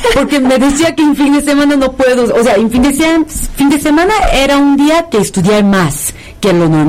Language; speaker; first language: Spanish; non-native, fluent; Korean